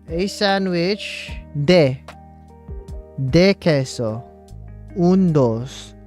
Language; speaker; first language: Spanish; non-native, learner; English